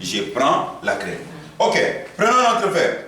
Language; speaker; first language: French; non-native, fluent; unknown